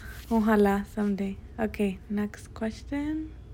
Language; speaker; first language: English; early bilingual, other home language; Spanish